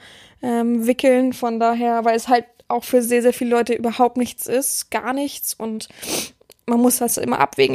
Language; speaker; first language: German; native; German